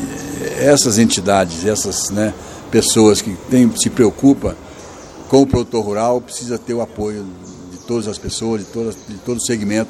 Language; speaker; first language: Portuguese; native; Portuguese